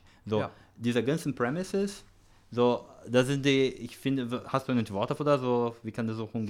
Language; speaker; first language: German; non-native, learner; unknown